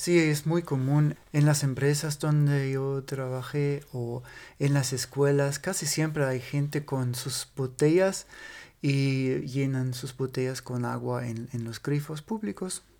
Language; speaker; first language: Spanish; non-native, fluent; German